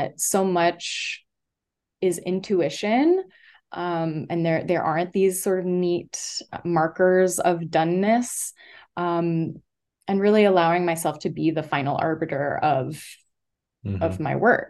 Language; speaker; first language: English; native; English